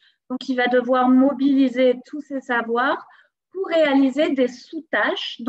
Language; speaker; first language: French; native; French